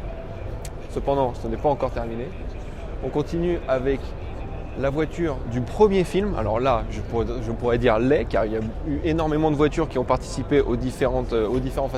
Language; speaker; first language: French; native; French